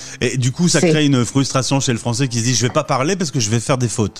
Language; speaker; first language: French; native; French